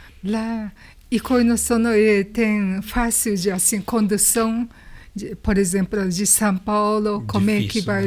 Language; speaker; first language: Portuguese; non-native, learner; Japanese